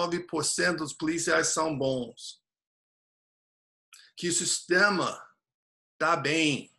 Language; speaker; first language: Portuguese; non-native, fluent; English